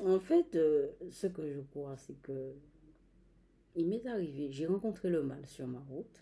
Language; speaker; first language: French; native; French